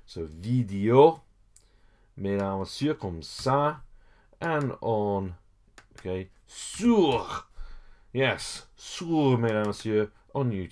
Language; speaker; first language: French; non-native, fluent; English